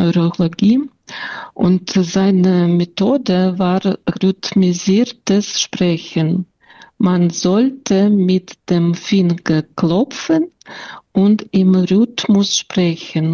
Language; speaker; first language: German; non-native, fluent; Russian